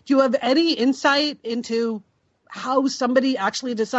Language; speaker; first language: English; native; English